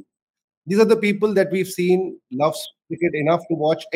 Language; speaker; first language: English; non-native, local second language; Hindi